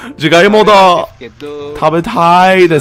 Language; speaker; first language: Japanese; non-native, learner; English